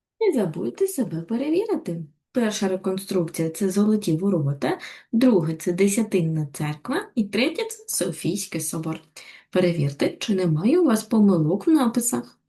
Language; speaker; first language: Ukrainian; native; Ukrainian